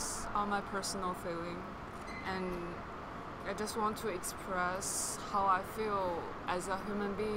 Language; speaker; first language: English; non-native, fluent; Chinese